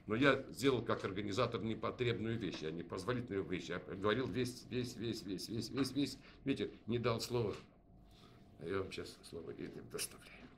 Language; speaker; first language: Russian; native; Russian